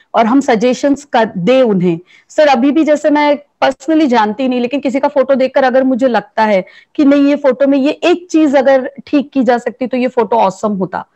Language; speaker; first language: Hindi; native; Hindi